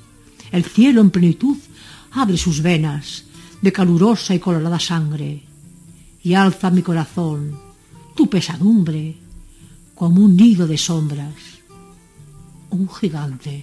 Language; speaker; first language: Spanish; native; Spanish